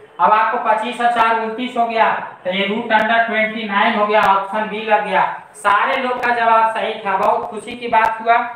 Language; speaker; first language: Hindi; native; Hindi